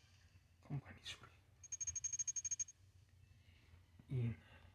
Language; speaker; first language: Japanese; non-native, learner; English